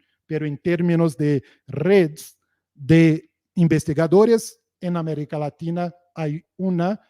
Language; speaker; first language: Spanish; non-native, fluent; Portuguese